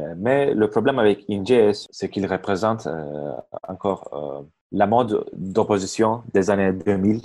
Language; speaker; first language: French; non-native, fluent; Turkish